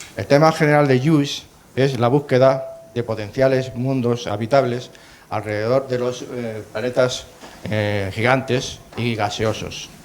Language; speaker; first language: Spanish; native; Spanish